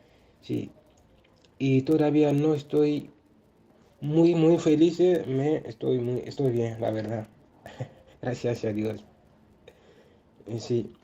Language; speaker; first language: Spanish; non-native, learner; Soninke